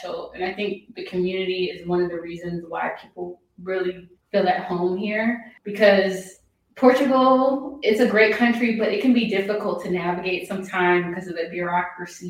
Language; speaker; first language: English; native; English